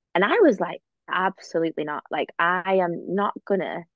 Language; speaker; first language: English; native; English